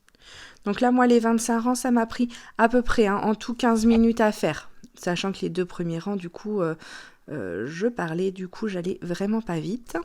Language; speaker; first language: French; native; French